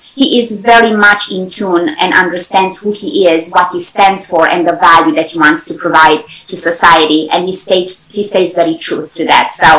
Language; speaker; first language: English; non-native, fluent; Romanian